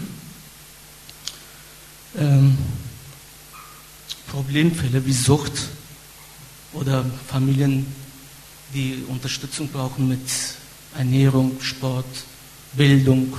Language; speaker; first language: German; non-native, fluent; Turkish